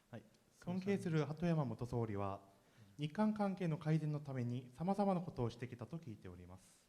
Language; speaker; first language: Japanese; non-native, fluent; Korean